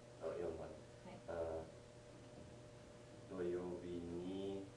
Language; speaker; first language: Japanese; non-native, learner; English